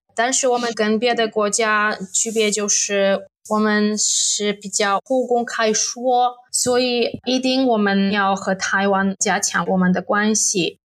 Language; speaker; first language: Chinese; non-native, fluent; Polish